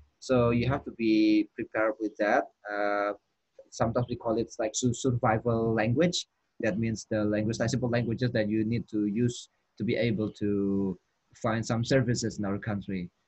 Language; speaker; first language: English; non-native, fluent; Indonesian